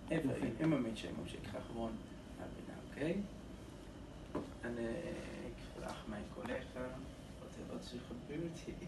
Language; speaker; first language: Dutch; non-native, learner; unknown